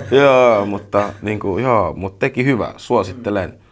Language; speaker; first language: Finnish; early bilingual, other home language; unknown